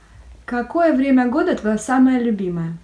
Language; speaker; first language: Russian; native; Russian